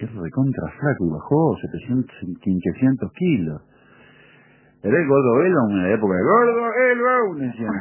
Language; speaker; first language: Spanish; native; Spanish